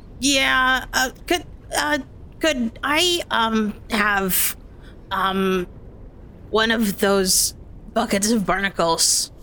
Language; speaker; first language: English; native; English